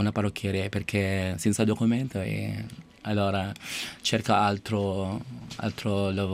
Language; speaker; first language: Italian; non-native, learner; Filipino